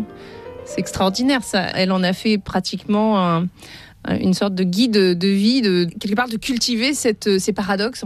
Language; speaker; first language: French; native; French